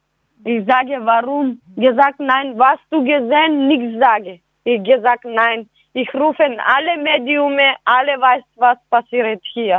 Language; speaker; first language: German; non-native, learner; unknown